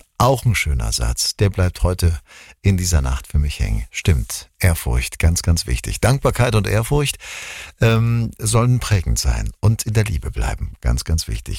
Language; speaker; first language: German; native; German